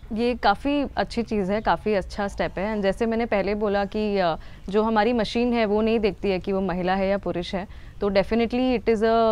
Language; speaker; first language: Hindi; native; Hindi